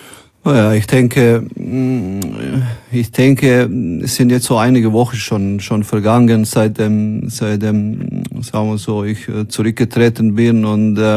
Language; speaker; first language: German; non-native, fluent; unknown